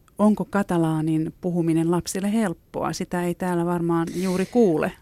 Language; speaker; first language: Finnish; native; Finnish